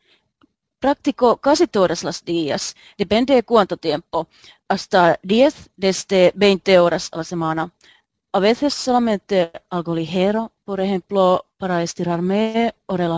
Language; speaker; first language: Spanish; non-native, learner; Finnish